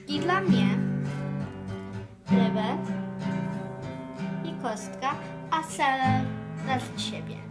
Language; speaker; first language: Polish; early bilingual, heritage; Polish